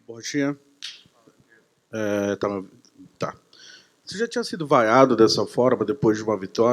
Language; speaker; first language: Portuguese; native; Portuguese